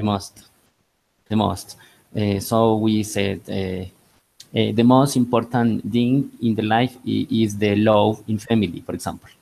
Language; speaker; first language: English; non-native, learner; Spanish